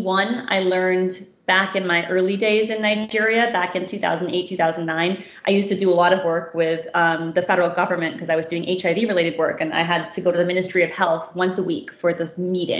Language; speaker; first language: English; native; English